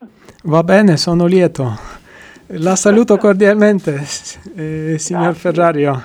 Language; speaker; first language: Italian; non-native, fluent; Latvian